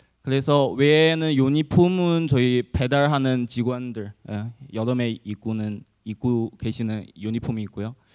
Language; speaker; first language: Korean; non-native, fluent; Chinese